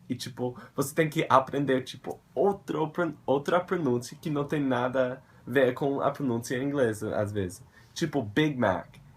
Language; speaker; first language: Portuguese; non-native, fluent; English